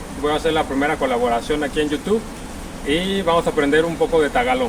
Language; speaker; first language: Spanish; native; Spanish